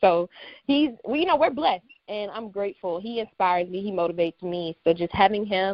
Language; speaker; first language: English; native; English